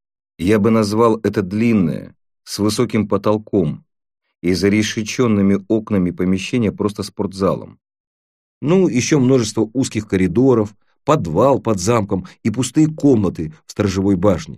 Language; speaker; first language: Russian; native; Russian